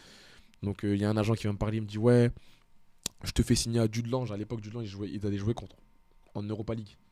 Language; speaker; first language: French; native; French